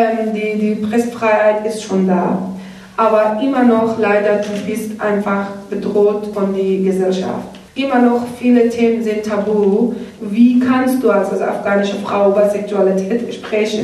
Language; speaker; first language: German; non-native, learner; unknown